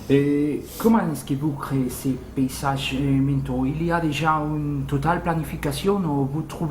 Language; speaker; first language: French; non-native, fluent; Spanish